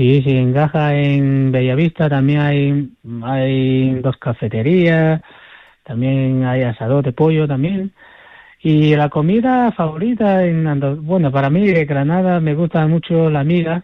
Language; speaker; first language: Spanish; non-native, fluent; Chinese